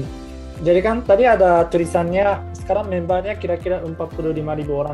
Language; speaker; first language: Indonesian; non-native, learner; Japanese